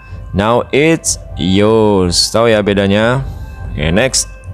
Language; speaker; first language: English; non-native, fluent; Indonesian